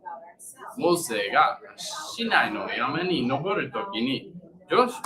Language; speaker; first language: Japanese; non-native, learner; English